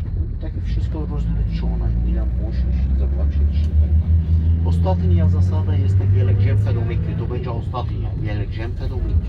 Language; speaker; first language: Polish; non-native, learner; Arabic